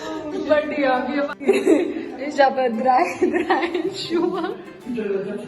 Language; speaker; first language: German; non-native, learner; Marathi